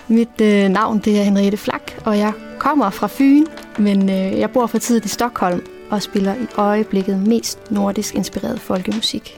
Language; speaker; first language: Danish; native; Danish